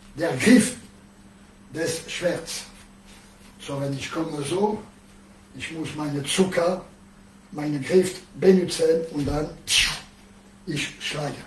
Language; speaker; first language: German; non-native, learner; French